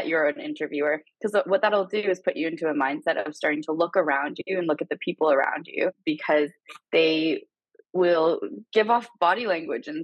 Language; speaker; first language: English; native; English